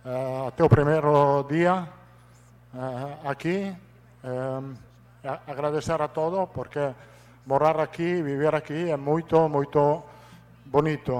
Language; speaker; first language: Portuguese; non-native, fluent; Italian